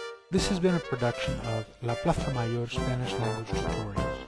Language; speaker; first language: English; native; English